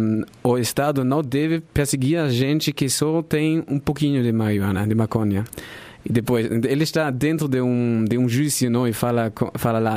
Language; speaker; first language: Portuguese; non-native, fluent; German